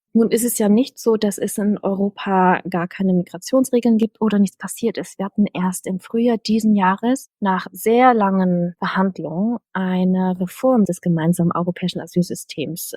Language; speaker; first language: German; native; German